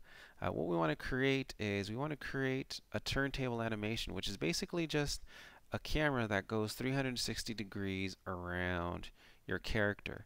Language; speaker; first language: English; native; English